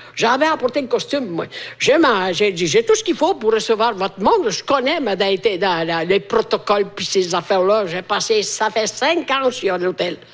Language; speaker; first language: French; non-native, fluent; Italian